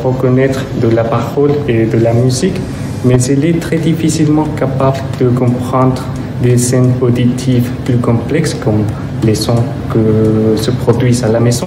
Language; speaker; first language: French; non-native, fluent; Spanish